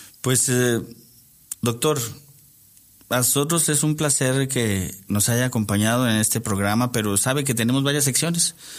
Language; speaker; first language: Spanish; native; Spanish